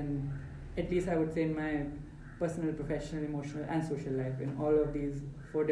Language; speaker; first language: English; non-native, local second language; Hindi